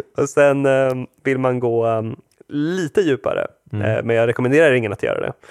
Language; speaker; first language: Swedish; early bilingual, other home language; Spanish